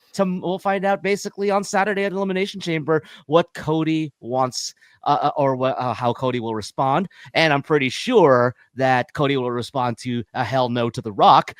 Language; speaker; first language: English; native; English